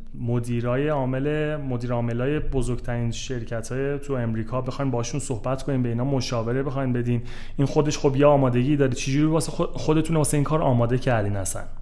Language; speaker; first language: Persian; native; Persian